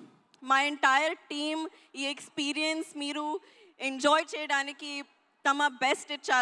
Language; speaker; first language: Telugu; non-native, learner; Hindi